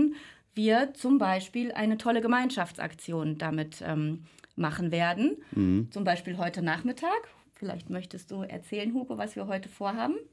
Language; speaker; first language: German; native; German